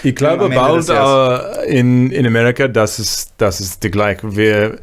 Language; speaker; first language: German; non-native, learner; English